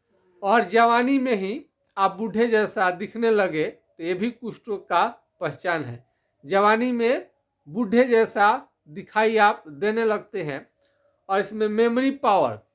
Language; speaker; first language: Hindi; non-native, local second language; Bhojpuri